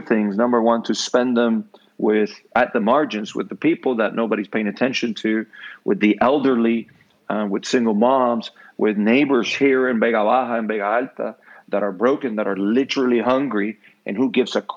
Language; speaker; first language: English; non-native, fluent; Spanish